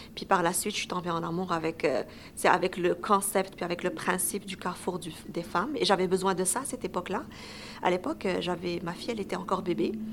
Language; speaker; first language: French; non-native, local second language; Arabic